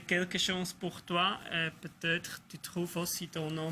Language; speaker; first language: French; non-native, local second language; German